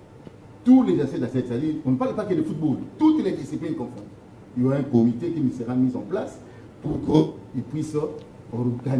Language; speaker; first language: French; non-native, local second language; Lingala